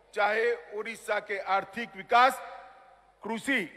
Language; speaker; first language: Hindi; non-native, local second language; Gujarati